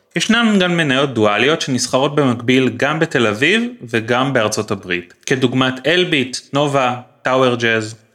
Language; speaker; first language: Hebrew; native; Hebrew